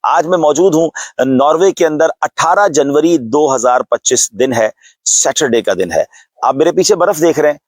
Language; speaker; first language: Urdu; native; Urdu